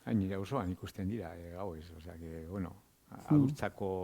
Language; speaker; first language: Basque; non-native, local second language; Spanish